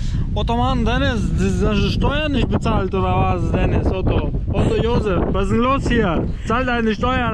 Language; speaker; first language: German; native; German